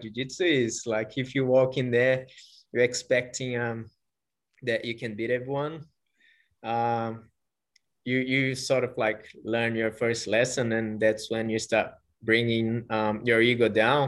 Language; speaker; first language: English; non-native, fluent; Portuguese